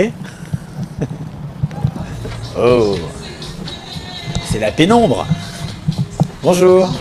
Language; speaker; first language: French; native; French